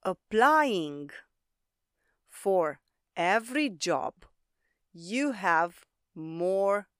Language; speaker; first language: English; non-native, fluent; Romanian